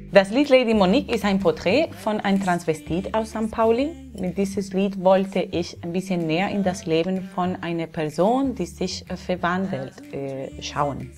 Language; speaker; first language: German; non-native, fluent; Spanish